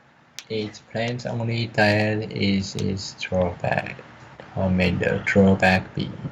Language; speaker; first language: English; non-native, learner; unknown